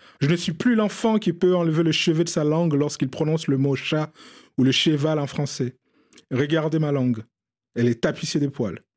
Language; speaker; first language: French; non-native, local second language; Bambara